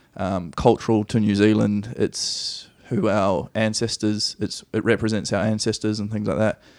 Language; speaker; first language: English; native; English